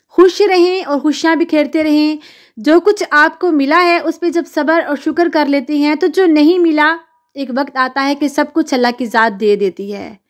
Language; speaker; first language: Urdu; native; Urdu